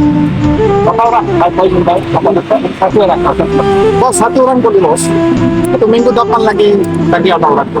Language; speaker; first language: Indonesian; non-native, learner; Bangla